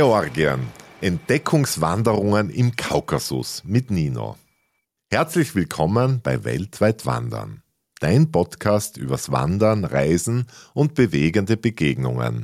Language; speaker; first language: German; native; German